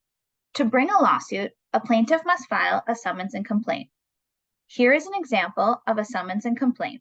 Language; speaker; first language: English; native; English